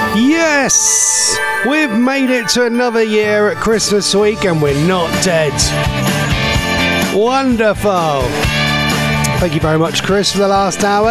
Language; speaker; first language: English; native; English